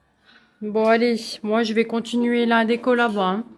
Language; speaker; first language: French; native; French